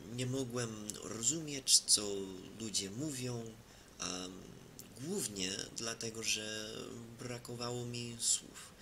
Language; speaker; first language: Polish; non-native, fluent; English